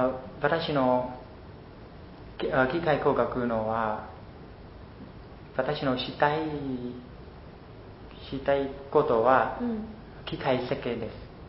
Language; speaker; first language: Japanese; non-native, learner; Khmer